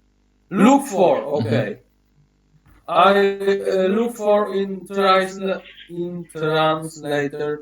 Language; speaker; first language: English; non-native, learner; Polish